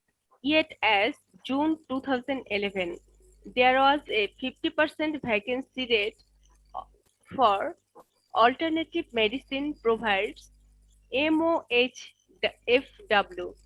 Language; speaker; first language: English; non-native, local second language; Bangla